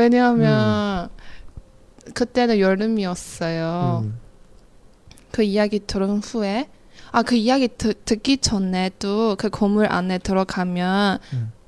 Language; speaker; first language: Korean; non-native, fluent; Chinese